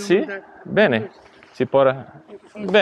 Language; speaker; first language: Italian; non-native, learner; English